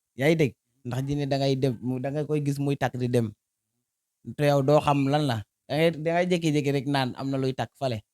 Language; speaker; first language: Wolof; native; Wolof